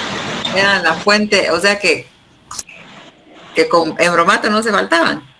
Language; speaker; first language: Spanish; native; Spanish